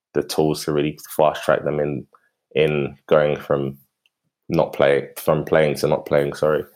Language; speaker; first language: English; native; English